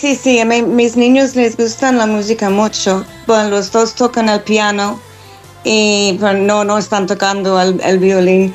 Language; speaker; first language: Spanish; non-native, learner; English